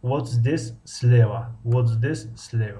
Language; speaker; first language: Russian; non-native, fluent; Tajik